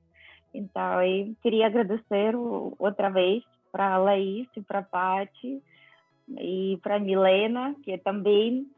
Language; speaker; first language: Portuguese; non-native, fluent; Ukrainian